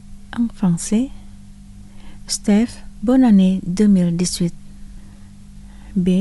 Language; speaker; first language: French; non-native, fluent; Indonesian